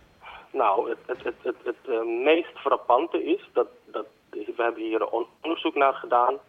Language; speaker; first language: Dutch; native; Dutch